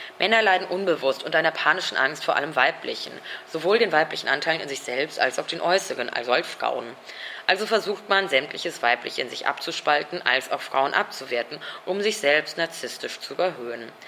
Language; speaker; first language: German; native; German